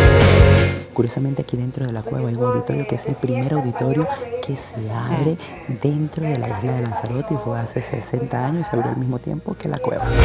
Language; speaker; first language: Spanish; native; Spanish